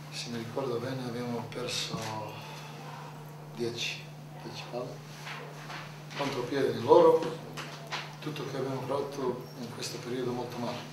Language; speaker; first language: Italian; non-native, fluent; Serbian